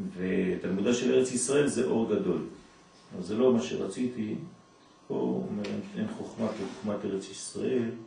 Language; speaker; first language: Hebrew; non-native, fluent; French